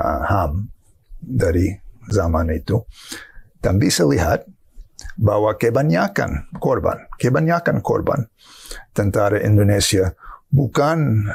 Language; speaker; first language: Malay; non-native, fluent; English